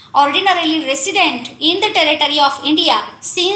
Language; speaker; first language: English; non-native, local second language; Marathi